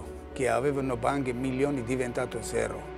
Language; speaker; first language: Italian; non-native, learner; Armenian